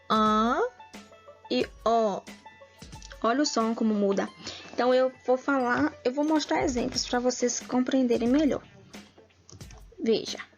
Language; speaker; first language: Portuguese; native; Portuguese